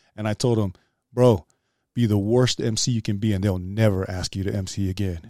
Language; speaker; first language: English; native; English